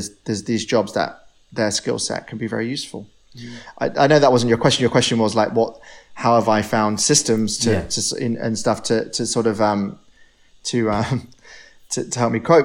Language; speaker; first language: English; native; English